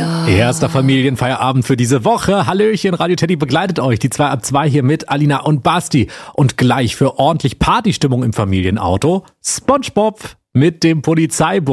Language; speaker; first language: German; native; German